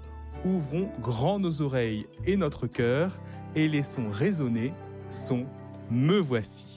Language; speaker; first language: French; native; French